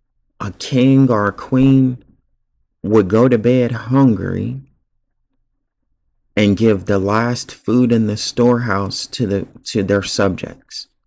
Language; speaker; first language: English; native; English